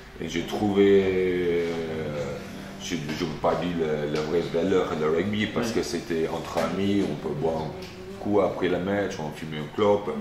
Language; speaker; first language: French; non-native, fluent; Afrikaans